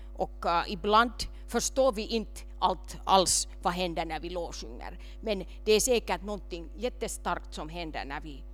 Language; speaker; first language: Swedish; non-native, local second language; Finnish